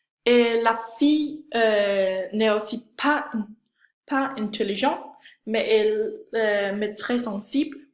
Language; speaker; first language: French; non-native, learner; Danish